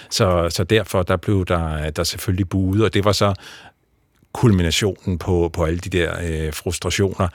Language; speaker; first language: Danish; native; Danish